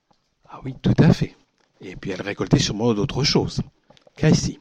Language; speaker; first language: French; native; French